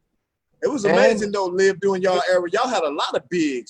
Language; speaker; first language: English; native; English